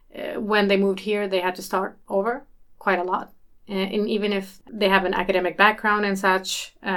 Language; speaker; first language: English; early bilingual, other home language; Swedish